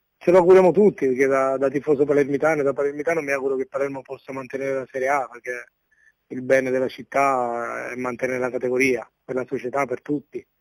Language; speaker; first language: Italian; native; Italian